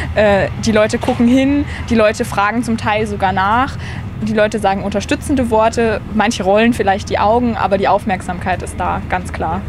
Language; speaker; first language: German; native; German